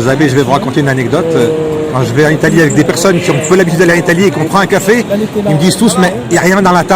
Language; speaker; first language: French; native; French